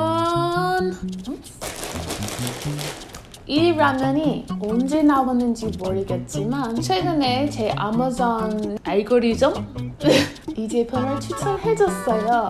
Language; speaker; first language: Korean; non-native, fluent; English